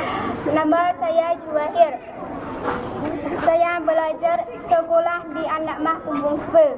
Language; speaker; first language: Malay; non-native, learner; Western Cham